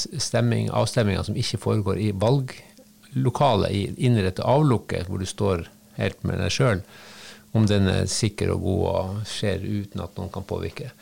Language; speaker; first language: Norwegian; native; Norwegian